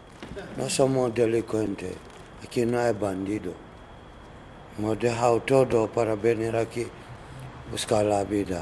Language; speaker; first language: Spanish; non-native, learner; Arabic